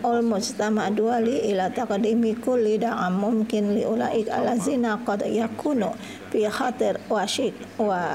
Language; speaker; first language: Arabic; non-native, learner; Indonesian